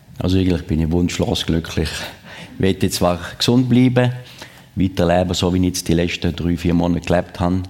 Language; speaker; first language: German; non-native, local second language; French